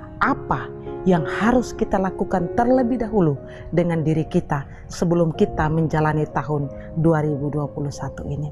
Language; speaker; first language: Indonesian; native; Indonesian